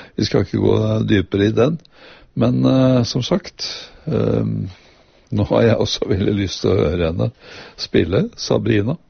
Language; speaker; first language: Norwegian; native; Norwegian